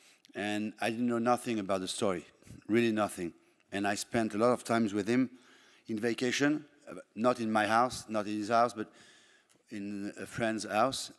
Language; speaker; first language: English; non-native, fluent; French